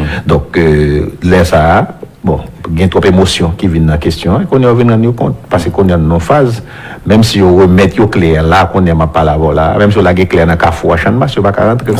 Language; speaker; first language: French; non-native, local second language; Haitian Creole